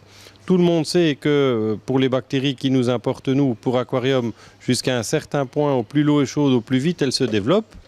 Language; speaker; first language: French; native; French